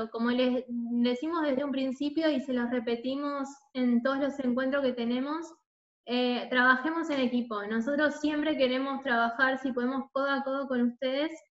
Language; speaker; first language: Spanish; native; Spanish